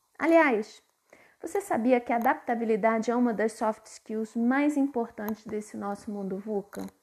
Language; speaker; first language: Portuguese; native; Portuguese